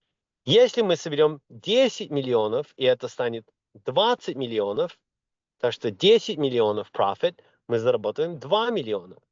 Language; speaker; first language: Russian; early bilingual, heritage; Russian